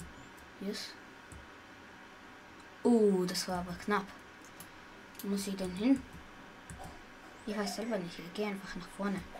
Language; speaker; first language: German; early bilingual, other home language; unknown